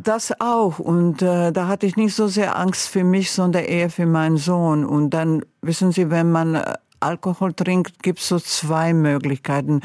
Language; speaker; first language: German; non-native, fluent; Croatian